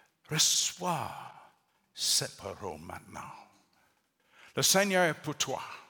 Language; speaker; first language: French; non-native, learner; English